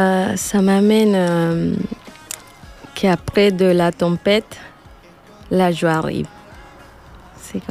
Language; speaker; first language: French; non-native, learner; Spanish